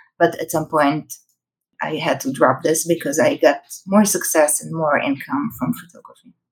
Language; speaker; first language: English; non-native, fluent; Hebrew